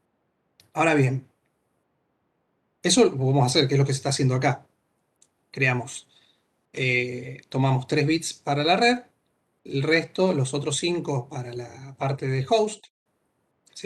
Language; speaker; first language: Spanish; native; Spanish